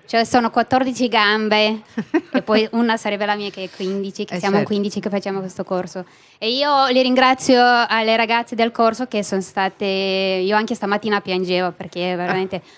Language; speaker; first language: Italian; non-native, fluent; Romanian